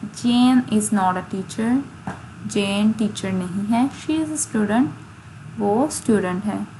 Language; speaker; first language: Urdu; native; Urdu